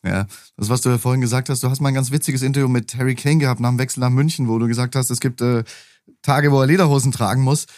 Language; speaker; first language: German; native; German